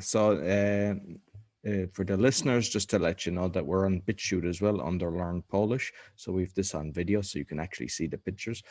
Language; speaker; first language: English; native; English